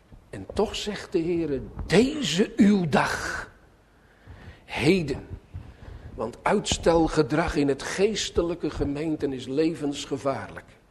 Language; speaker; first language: Dutch; native; Dutch